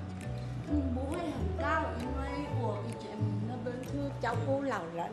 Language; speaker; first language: Chinese; non-native, learner; Vietnamese